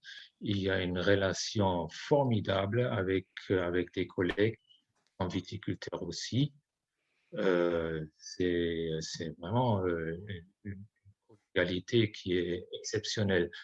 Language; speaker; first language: French; non-native, fluent; German